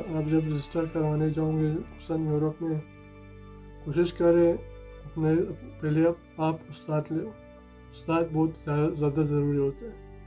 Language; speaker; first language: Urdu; non-native, fluent; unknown